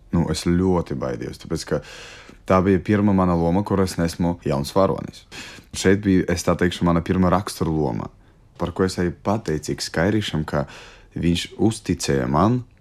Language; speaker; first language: Latvian; non-native, local second language; Russian